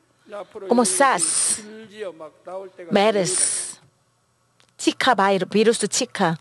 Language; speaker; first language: Spanish; non-native, learner; Korean